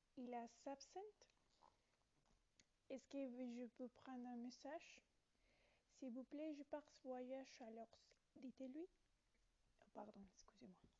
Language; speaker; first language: French; non-native, learner; Italian